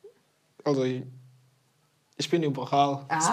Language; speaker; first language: German; non-native, fluent; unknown